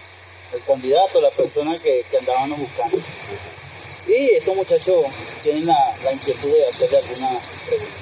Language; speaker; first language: Spanish; native; Spanish